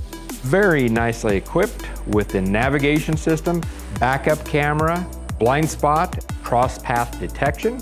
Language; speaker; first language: English; native; English